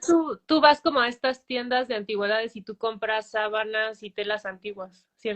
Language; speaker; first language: Spanish; native; Spanish